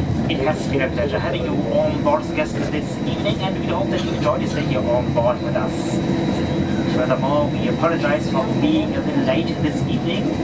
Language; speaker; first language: English; non-native, fluent; German